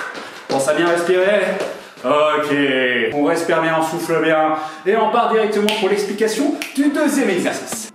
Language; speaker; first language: French; native; French